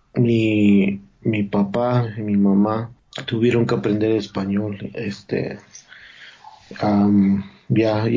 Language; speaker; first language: Spanish; non-native, local second language; Zapotec